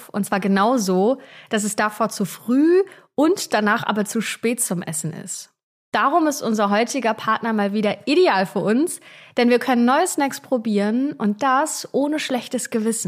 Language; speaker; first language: German; native; German